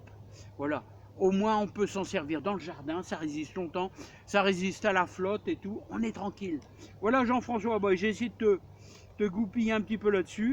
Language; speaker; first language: French; native; French